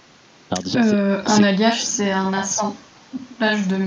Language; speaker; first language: French; native; French